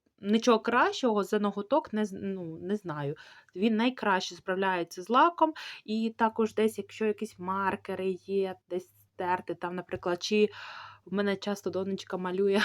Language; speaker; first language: Ukrainian; native; Ukrainian